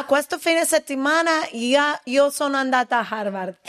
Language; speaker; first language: Italian; non-native, learner; Spanish